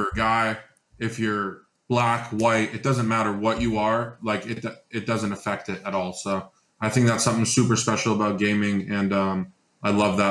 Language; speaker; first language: English; native; English